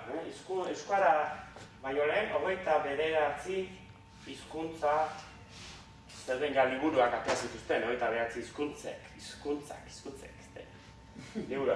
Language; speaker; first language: Basque; native; Basque